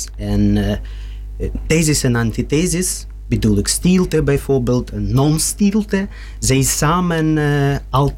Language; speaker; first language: Dutch; non-native, learner; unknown